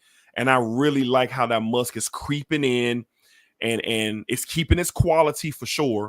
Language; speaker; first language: English; native; English